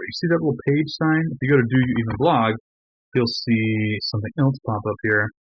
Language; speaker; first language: English; native; English